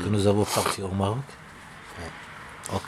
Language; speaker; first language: French; non-native, local second language; Arabic